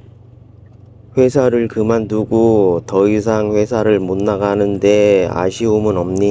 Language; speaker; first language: Korean; native; Korean